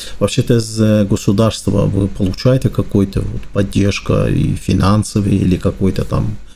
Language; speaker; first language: Russian; non-native, learner; Azerbaijani